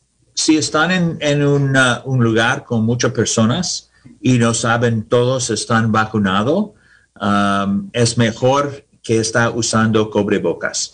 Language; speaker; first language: Spanish; non-native, learner; English